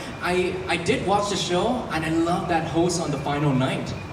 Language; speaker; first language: English; non-native, fluent; Thai